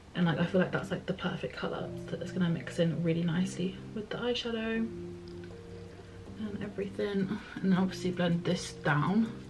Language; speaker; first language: English; native; English